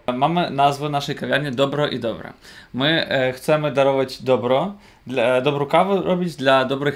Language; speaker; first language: Polish; non-native, learner; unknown